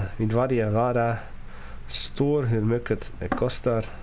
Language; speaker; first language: Swedish; non-native, learner; English